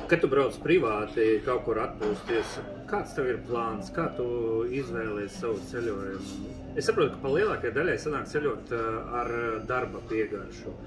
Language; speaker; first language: Latvian; non-native, local second language; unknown